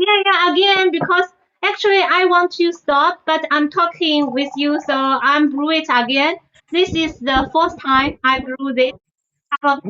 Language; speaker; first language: English; non-native, fluent; Chinese